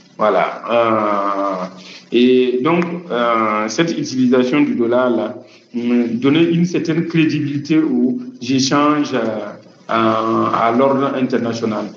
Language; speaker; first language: French; non-native, local second language; Mossi